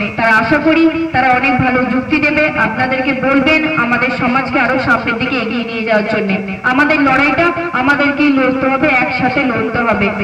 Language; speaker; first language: Bangla; non-native, local second language; Santali